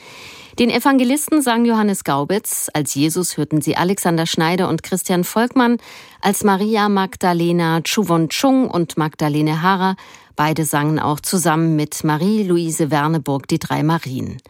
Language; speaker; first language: German; native; German